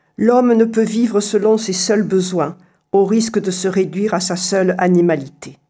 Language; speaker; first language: French; native; French